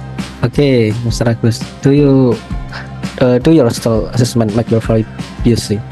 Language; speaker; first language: English; non-native, learner; Indonesian